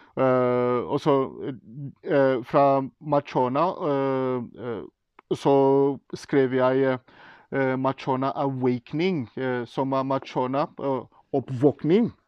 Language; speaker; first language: Norwegian; non-native, fluent; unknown